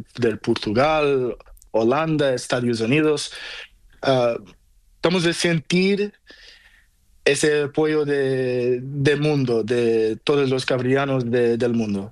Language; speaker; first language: Spanish; non-native, learner; Portuguese